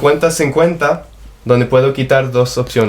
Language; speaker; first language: Spanish; non-native, fluent; English